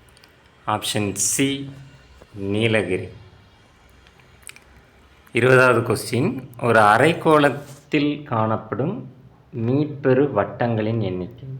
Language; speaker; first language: Tamil; native; Tamil